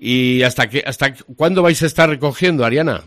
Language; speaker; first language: Spanish; native; Spanish